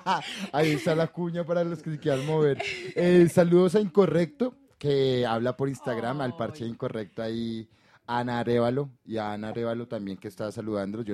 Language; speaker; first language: Spanish; native; Spanish